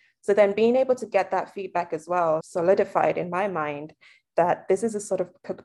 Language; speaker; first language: English; non-native, local second language; Yoruba